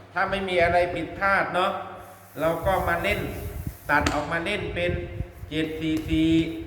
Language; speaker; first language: Thai; non-native, local second language; Northeastern Thai